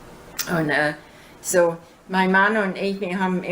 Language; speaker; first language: German; early bilingual, heritage; German